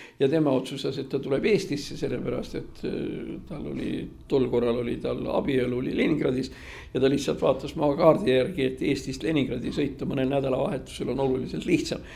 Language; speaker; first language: Estonian; non-native, local second language; Russian